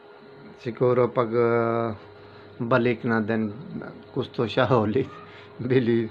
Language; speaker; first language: Filipino; non-native, learner; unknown